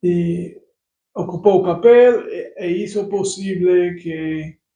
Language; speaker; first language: Spanish; non-native, fluent; English